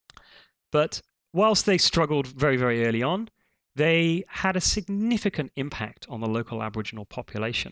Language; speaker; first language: English; native; English